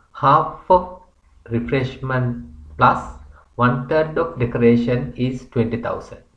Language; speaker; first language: English; non-native, local second language; Sinhala